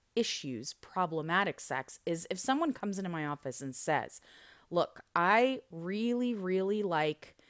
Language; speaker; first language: English; native; English